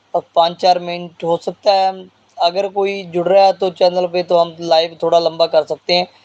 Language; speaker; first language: Hindi; non-native, local second language; Punjabi